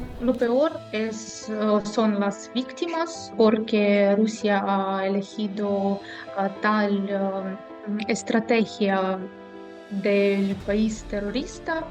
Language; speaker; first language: Spanish; non-native, fluent; Ukrainian